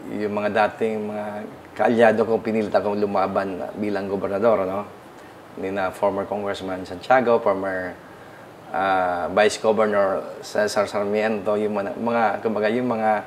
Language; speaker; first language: Filipino; non-native, local second language; Bikol